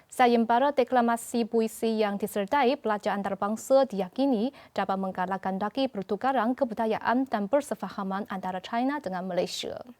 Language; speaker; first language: Malay; non-native, fluent; Chinese